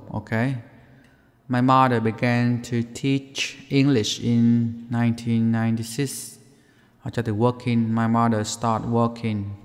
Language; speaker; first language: English; non-native, fluent; Vietnamese